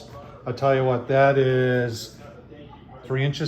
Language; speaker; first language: English; native; English